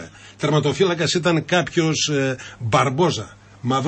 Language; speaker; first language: Greek; native; Greek